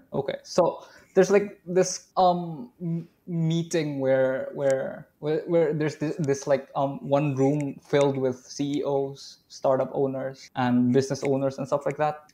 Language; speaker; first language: English; non-native, fluent; Indonesian